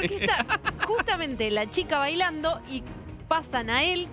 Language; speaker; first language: Spanish; native; Spanish